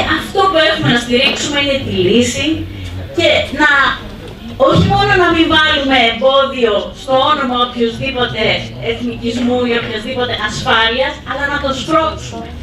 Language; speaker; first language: Greek; native; Greek